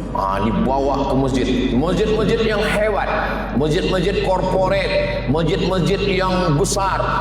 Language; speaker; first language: Malay; native; Malay